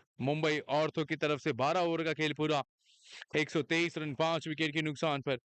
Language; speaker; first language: Hindi; native; Hindi